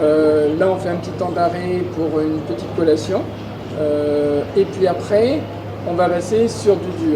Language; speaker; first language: French; native; French